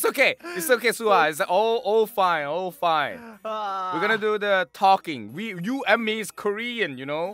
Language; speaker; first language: English; non-native, learner; Korean